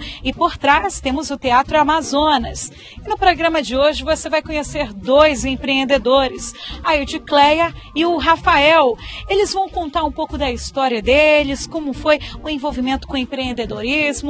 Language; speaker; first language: Portuguese; native; Portuguese